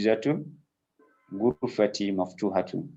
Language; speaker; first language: Arabic; non-native, learner; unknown